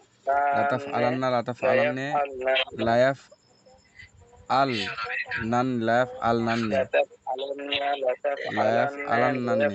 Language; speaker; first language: Arabic; non-native, learner; Bangla